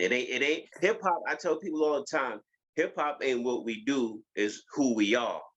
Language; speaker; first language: English; native; English